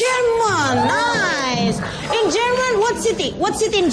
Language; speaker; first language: English; non-native, learner; Indonesian